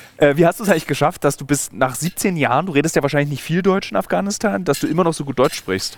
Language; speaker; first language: German; native; German